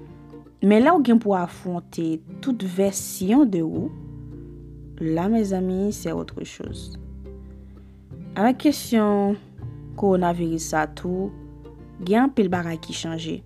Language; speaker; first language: French; non-native, local second language; Haitian Creole